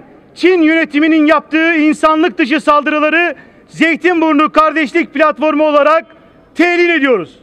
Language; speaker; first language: Turkish; native; Turkish